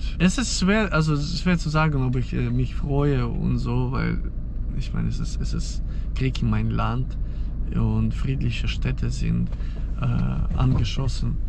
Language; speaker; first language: German; non-native, fluent; Ukrainian